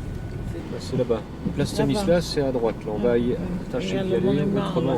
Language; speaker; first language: French; native; French